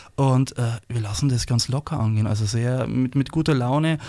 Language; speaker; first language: German; native; German